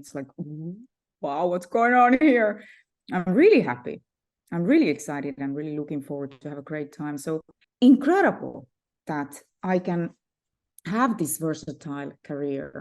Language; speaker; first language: English; non-native, fluent; Finnish